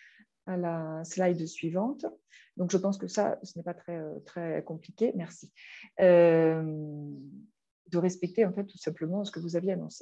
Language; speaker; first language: French; native; French